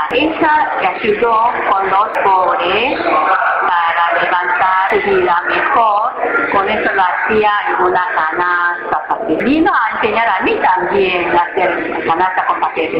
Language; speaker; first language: Spanish; non-native, learner; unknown